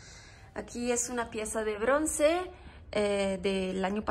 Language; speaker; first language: Spanish; non-native, fluent; Italian